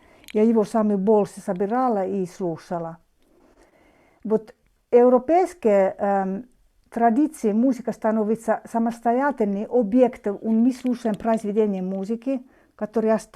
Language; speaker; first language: Russian; non-native, fluent; Finnish